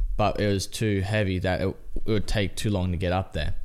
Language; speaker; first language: English; native; English